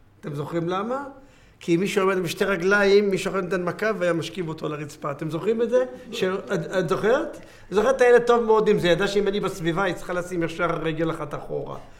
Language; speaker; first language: Hebrew; native; Hebrew